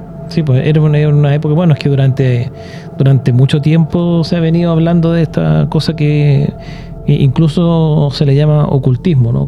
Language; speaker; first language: Spanish; native; Spanish